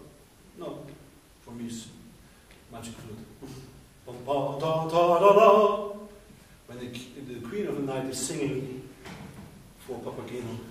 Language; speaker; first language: English; non-native, learner; German